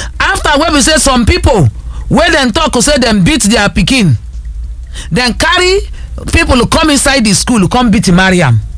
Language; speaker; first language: Nigerian Pidgin; non-native, local second language; Yoruba